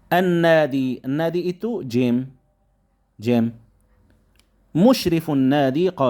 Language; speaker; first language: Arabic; non-native, fluent; Indonesian